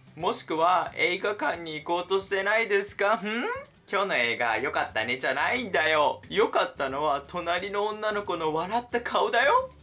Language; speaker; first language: Japanese; native; Japanese